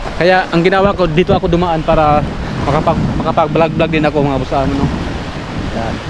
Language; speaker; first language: Filipino; non-native, local second language; Cebuano